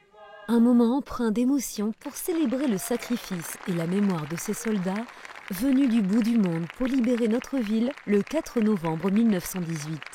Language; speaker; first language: French; native; French